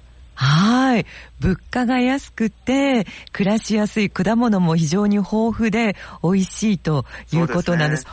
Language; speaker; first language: Japanese; native; Japanese